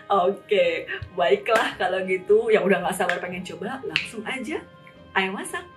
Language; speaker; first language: Indonesian; native; Indonesian